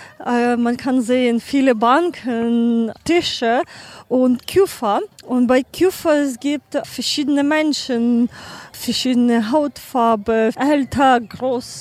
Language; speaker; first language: German; non-native, learner; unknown